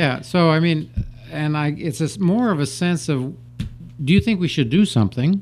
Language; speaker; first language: English; native; English